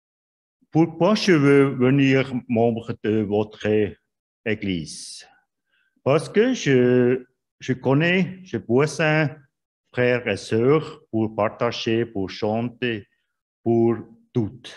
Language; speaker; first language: French; non-native, learner; Swiss German